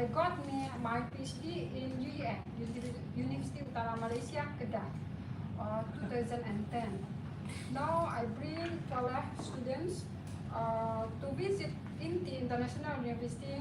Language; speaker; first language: English; non-native, fluent; Indonesian